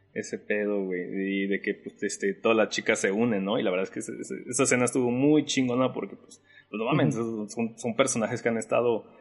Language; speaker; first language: Spanish; native; Spanish